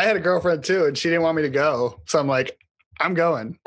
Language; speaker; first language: English; native; English